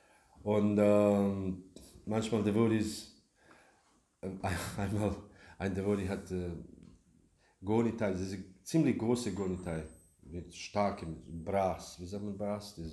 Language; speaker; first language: German; non-native, learner; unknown